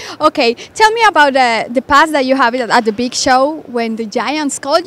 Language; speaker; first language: English; non-native, learner; Spanish